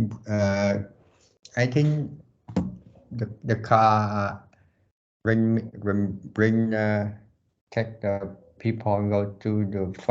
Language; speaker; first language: English; non-native, learner; Vietnamese